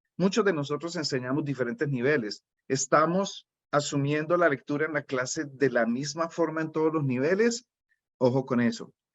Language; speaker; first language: Spanish; native; Spanish